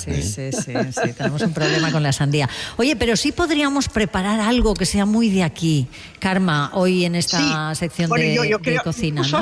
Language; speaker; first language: Spanish; non-native, local second language; Catalan